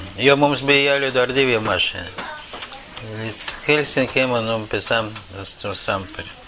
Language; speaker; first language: Latvian; non-native, local second language; Russian